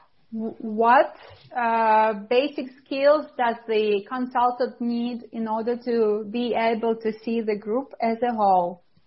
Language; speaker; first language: English; non-native, fluent; Russian